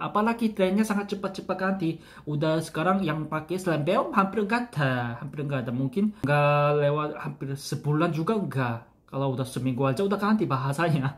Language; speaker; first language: Indonesian; non-native, fluent; Korean